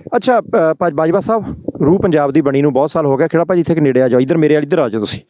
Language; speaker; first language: Punjabi; native; Punjabi